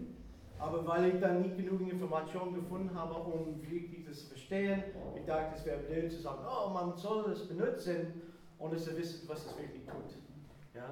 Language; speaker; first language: German; non-native, fluent; English